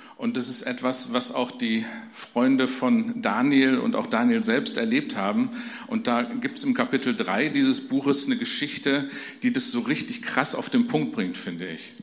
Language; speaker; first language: German; native; German